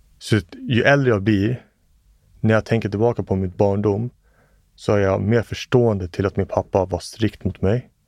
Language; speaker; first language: Swedish; early bilingual, other home language; English